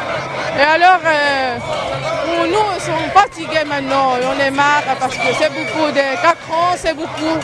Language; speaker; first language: French; non-native, learner; Arabic